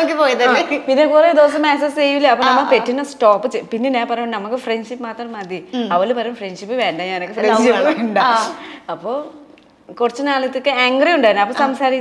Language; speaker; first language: Malayalam; non-native, learner; Nepali